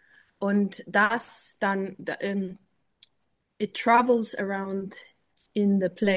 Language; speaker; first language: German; non-native, learner; English